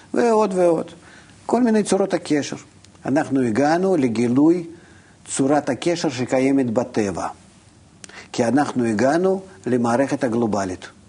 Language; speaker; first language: Hebrew; non-native, fluent; Russian